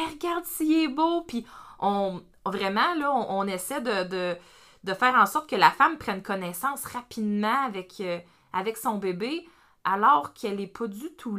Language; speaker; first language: French; native; French